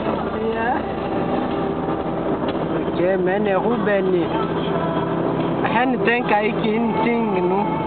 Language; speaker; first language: Danish; non-native, learner; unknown